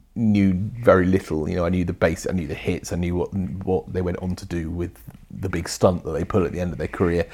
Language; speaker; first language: English; native; English